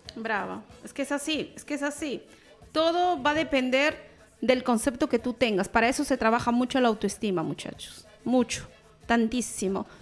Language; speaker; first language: Spanish; native; Spanish